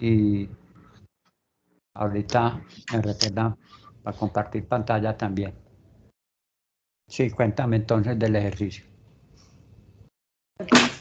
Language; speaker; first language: Spanish; native; Spanish